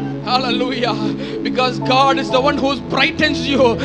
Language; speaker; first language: English; non-native, local second language; Tamil